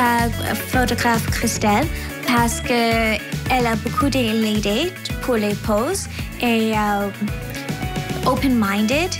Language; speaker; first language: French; non-native, learner; English